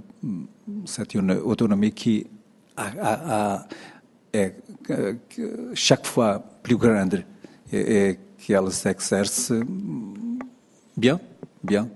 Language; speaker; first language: French; non-native, fluent; Portuguese